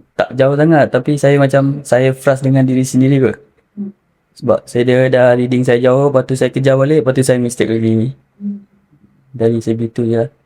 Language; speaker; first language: Malay; native; Malay